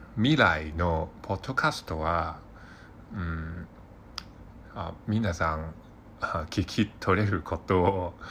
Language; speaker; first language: Japanese; non-native, learner; Cantonese